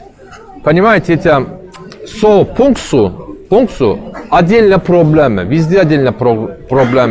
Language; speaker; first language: Russian; non-native, learner; Turkish